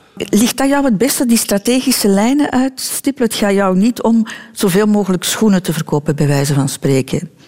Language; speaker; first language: Dutch; native; Dutch